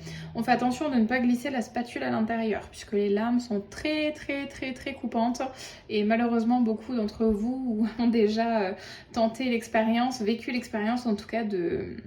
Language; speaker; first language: French; native; French